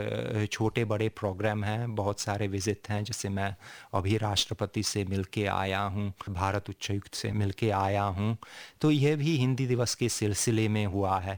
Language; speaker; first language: Hindi; non-native, fluent; Hungarian